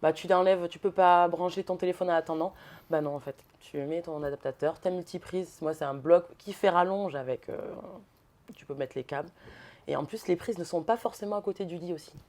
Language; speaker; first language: French; native; French